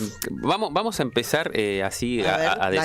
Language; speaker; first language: Spanish; native; Spanish